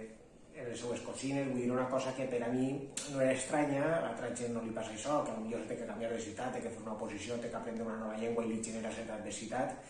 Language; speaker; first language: Catalan; non-native, local second language; Spanish